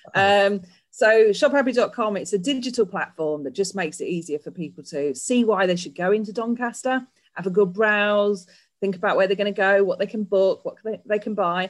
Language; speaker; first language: English; native; English